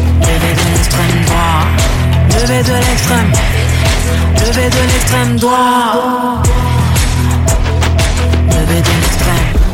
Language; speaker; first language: French; native; French